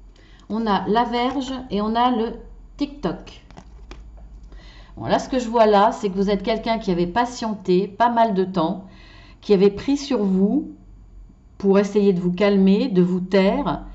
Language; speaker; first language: French; native; French